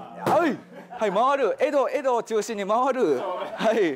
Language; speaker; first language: Japanese; native; Japanese